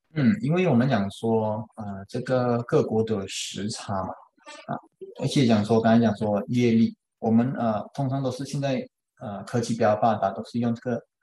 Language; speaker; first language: Chinese; native; Chinese